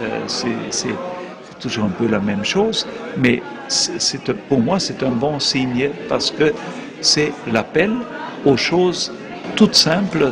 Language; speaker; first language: French; non-native, fluent; German